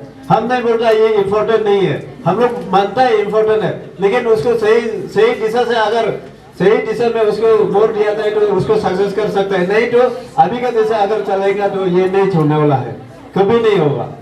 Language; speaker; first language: Hindi; non-native, local second language; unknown